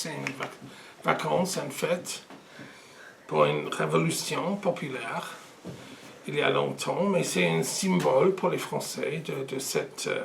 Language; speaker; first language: French; non-native, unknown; English